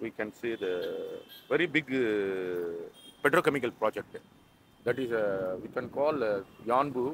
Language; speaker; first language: English; non-native, learner; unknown